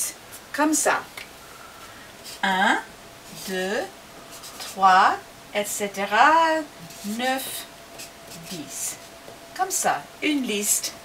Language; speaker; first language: French; non-native, fluent; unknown